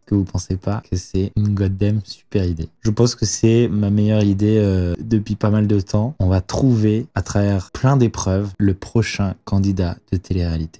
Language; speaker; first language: French; native; French